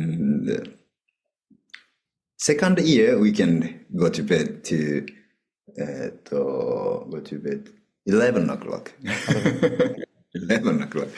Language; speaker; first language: English; non-native, learner; Japanese